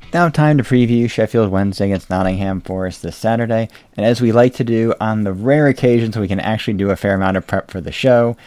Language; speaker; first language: English; native; English